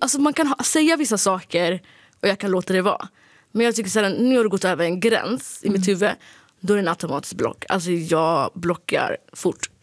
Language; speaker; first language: Swedish; early bilingual, other home language; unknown